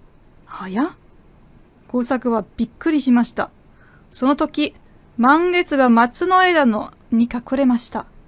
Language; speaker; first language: Japanese; non-native, fluent; German